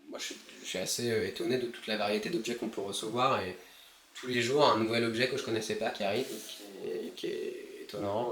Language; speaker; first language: French; native; French